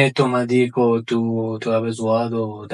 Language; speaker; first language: French; non-native, learner; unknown